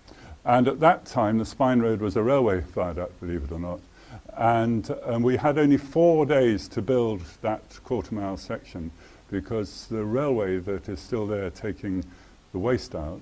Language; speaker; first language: English; native; English